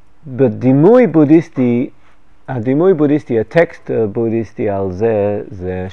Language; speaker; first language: Hebrew; non-native, fluent; English